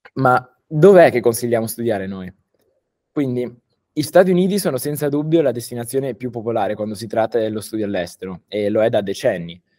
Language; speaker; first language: Italian; early bilingual, heritage; Italian